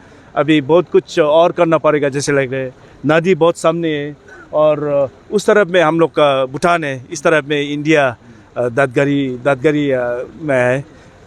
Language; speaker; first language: Hindi; non-native, fluent; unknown